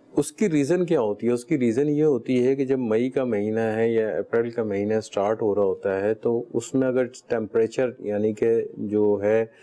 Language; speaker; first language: Urdu; native; Urdu